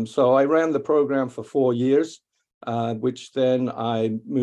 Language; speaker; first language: English; native; English